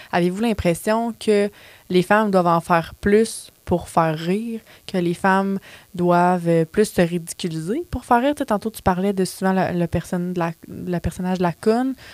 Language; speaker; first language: French; native; French